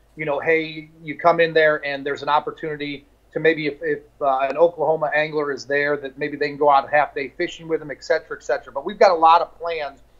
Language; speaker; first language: English; native; English